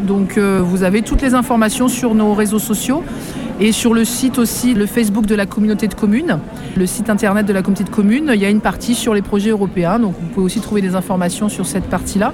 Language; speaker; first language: French; native; French